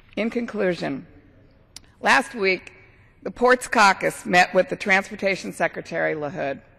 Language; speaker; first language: English; native; English